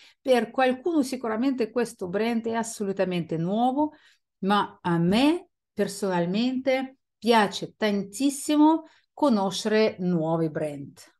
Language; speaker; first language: Italian; non-native, fluent; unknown